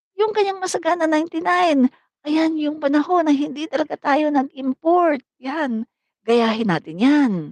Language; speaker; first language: Filipino; non-native, local second language; Cebuano